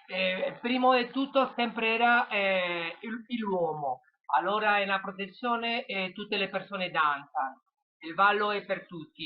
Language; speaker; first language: Italian; non-native, learner; Spanish